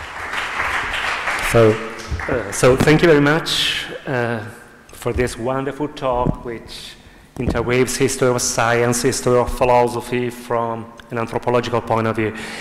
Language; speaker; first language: English; non-native, fluent; Italian